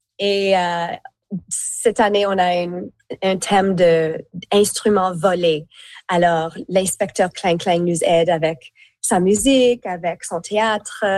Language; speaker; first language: French; native; French